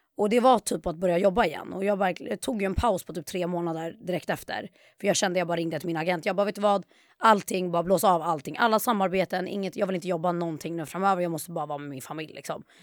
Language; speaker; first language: Swedish; native; Swedish